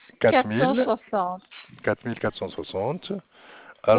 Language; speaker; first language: French; non-native, local second language; Arabic